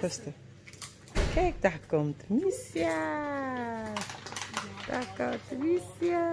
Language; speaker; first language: Dutch; non-native, fluent; Lingala